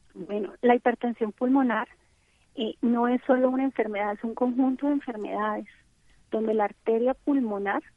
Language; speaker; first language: Spanish; native; Spanish